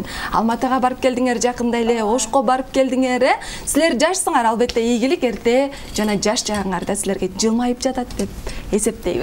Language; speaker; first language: Kyrgyz; native; Kyrgyz